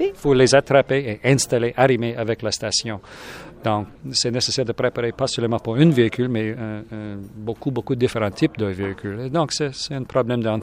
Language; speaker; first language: French; non-native, local second language; English